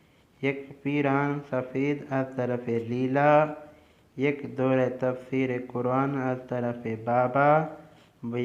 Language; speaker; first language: Persian; non-native, fluent; Urdu